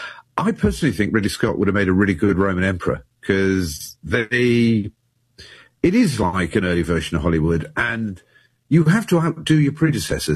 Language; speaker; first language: English; native; English